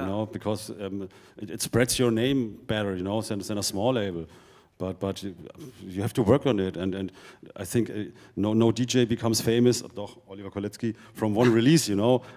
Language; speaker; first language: English; non-native, fluent; German